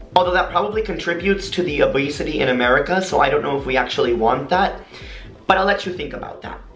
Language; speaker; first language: English; native; English